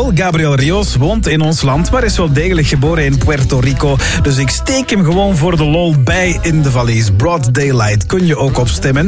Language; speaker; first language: Dutch; native; Dutch